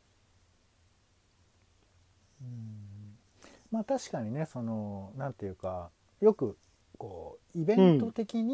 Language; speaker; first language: Japanese; native; Japanese